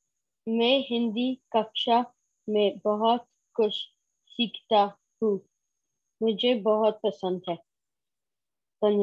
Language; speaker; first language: Hindi; non-native, learner; English